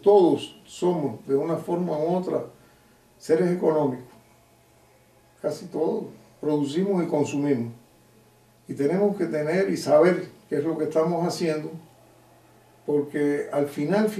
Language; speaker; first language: Spanish; native; Spanish